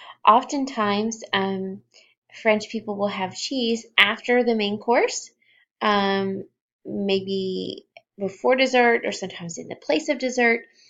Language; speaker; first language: English; native; English